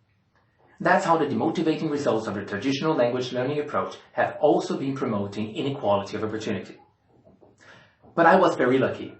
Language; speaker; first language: English; non-native, fluent; Portuguese